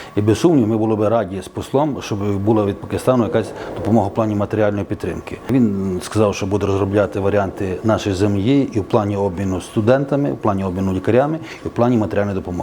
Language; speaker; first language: Ukrainian; native; Ukrainian